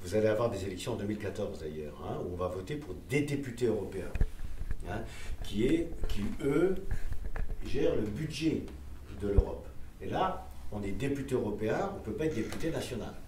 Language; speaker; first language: French; native; French